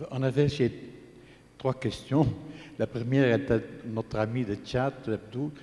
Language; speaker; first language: French; non-native, fluent; Dutch